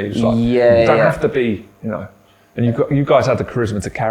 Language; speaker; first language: English; native; English